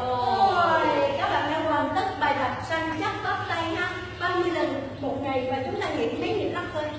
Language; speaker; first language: Vietnamese; native; Vietnamese